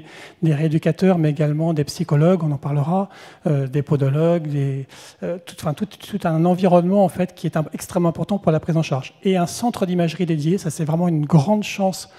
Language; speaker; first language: French; native; French